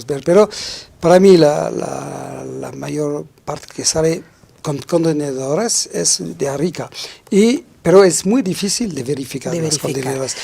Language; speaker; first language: Spanish; non-native, fluent; French